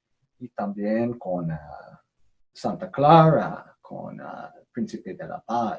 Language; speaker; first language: Spanish; non-native, learner; English